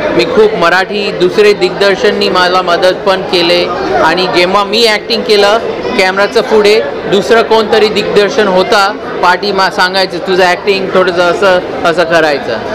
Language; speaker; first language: Marathi; early bilingual, heritage; English